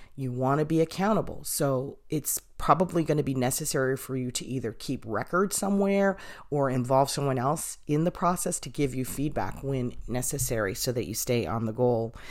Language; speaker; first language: English; native; English